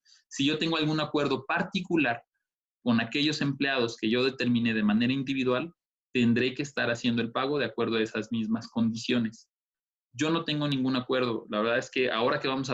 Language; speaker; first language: Spanish; native; Spanish